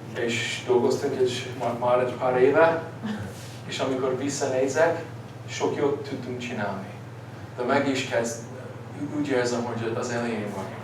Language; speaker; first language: Hungarian; early bilingual, heritage; English